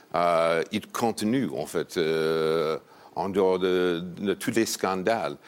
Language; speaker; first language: French; non-native, fluent; English